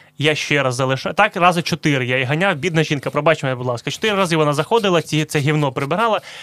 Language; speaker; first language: Ukrainian; non-native, local second language; Russian